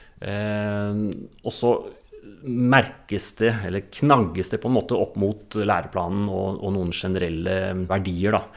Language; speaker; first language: Norwegian; native; Norwegian